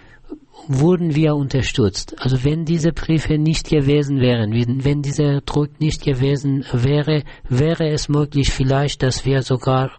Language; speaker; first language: German; non-native, fluent; Persian